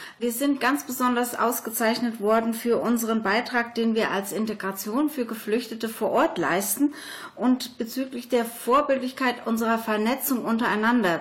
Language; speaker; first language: German; native; German